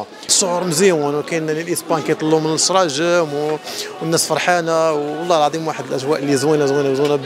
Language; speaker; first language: Arabic; native; Arabic